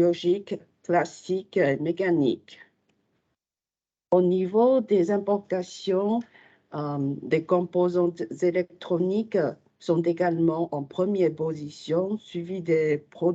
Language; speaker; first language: French; non-native, fluent; Chinese